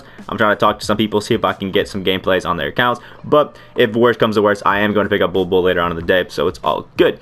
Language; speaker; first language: English; native; English